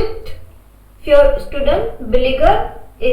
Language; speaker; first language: German; non-native, learner; Hindi